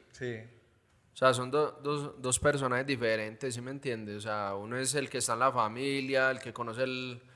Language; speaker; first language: Spanish; native; Spanish